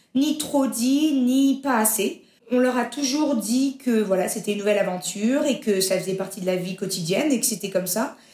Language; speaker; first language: French; native; French